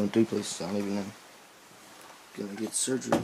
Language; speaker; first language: English; native; English